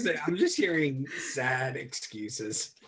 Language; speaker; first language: English; native; English